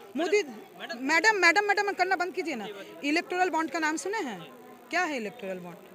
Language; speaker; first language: Hindi; non-native, local second language; Bangla